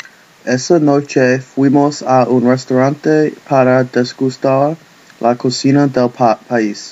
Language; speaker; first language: Spanish; non-native, learner; English